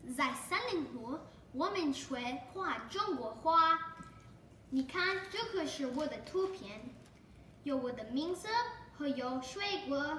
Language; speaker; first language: Chinese; non-native, learner; English